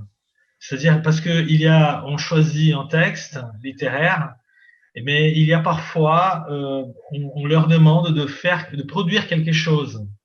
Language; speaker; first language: French; non-native, fluent; Portuguese